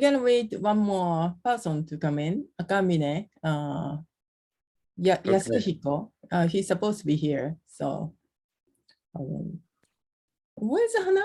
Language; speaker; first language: English; non-native, learner; Japanese